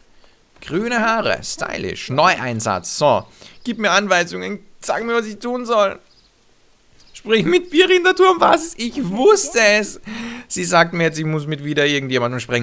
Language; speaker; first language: German; native; German